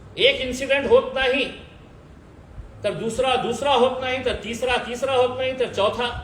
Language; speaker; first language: Marathi; non-native, local second language; Urdu